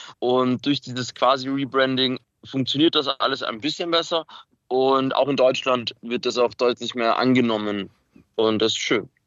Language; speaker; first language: German; early bilingual, other home language; Macedonian